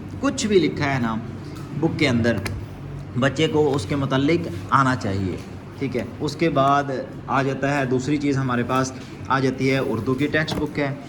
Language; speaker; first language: Urdu; non-native, local second language; Punjabi